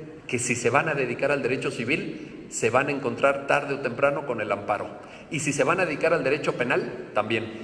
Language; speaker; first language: Spanish; native; Spanish